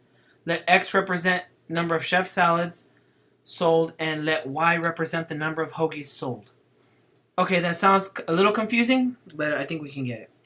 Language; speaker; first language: English; native; English